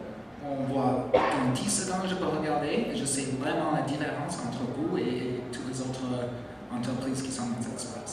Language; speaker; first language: French; non-native, fluent; English